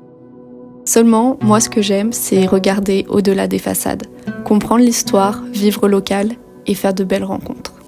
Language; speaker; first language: French; native; French